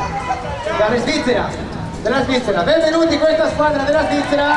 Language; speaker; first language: Italian; non-native, fluent; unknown